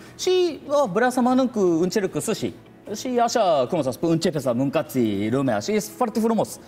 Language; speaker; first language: Romanian; non-native, learner; Japanese